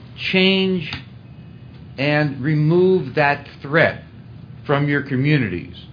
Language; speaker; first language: English; native; English